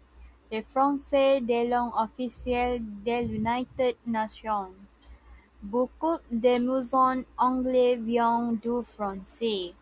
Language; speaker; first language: French; non-native, learner; Malay